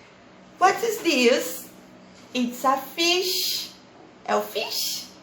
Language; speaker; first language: English; non-native, learner; Portuguese